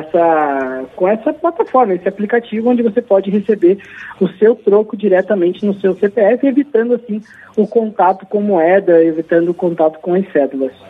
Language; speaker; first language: Portuguese; native; Portuguese